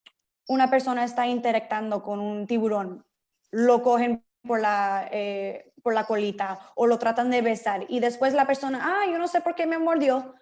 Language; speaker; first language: Spanish; early bilingual, heritage; Spanish